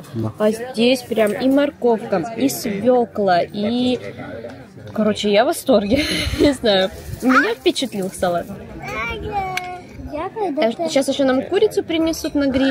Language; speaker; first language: Russian; native; Russian